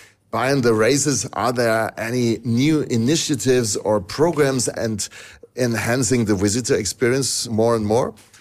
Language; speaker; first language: English; non-native, fluent; German